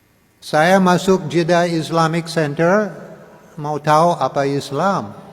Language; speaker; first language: Indonesian; non-native, learner; English